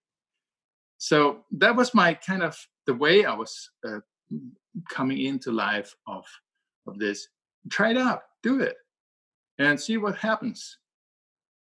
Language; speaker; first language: English; non-native, fluent; Danish